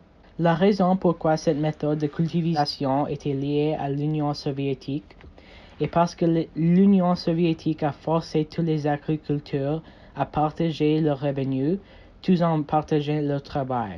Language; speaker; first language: French; non-native, learner; English